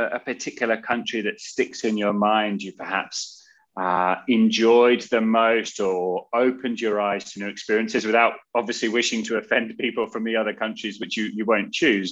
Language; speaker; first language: English; native; English